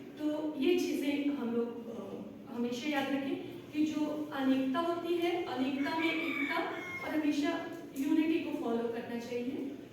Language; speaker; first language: Hindi; native; Hindi